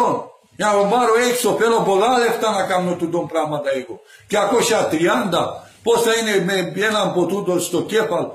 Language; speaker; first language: Greek; non-native, learner; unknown